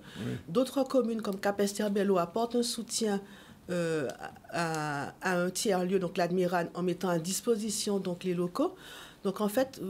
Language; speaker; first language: French; native; French